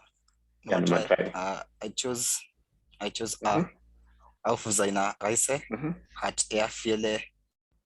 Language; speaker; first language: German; non-native, learner; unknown